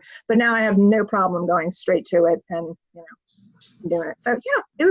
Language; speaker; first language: English; native; English